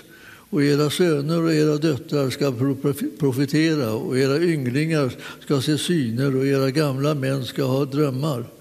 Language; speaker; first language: Swedish; native; Swedish